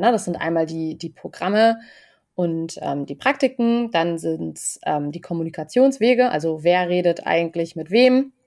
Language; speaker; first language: German; native; German